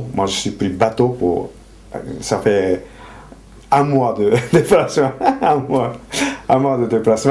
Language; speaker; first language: French; non-native, fluent; Japanese